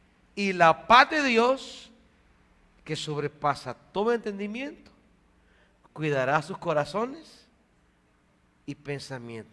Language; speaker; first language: Spanish; native; Spanish